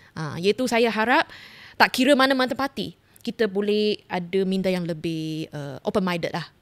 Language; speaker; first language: Malay; non-native, local second language; Chinese